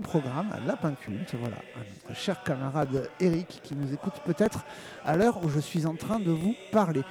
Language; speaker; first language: French; native; French